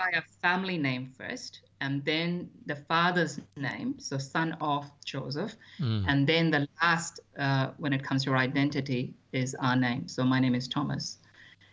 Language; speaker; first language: English; non-native, local second language; Malayalam